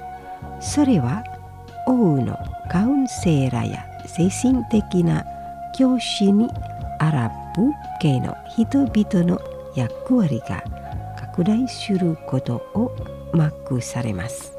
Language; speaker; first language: Japanese; non-native, fluent; Indonesian